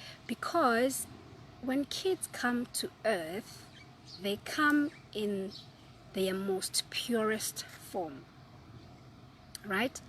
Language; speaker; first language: English; non-native, local second language; Zulu